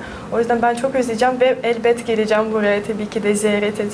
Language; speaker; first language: Turkish; non-native, fluent; Russian